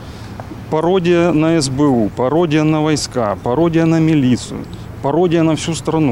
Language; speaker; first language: Russian; native; Russian